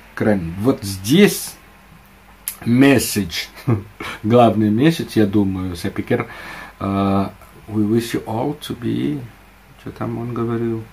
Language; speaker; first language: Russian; non-native, fluent; Indonesian